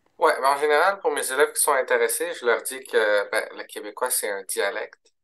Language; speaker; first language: French; early bilingual, other home language; Arabic